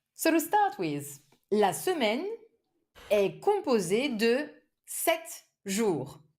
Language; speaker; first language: French; non-native, fluent; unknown